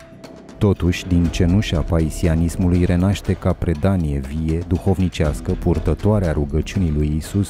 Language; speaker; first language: Romanian; native; Romanian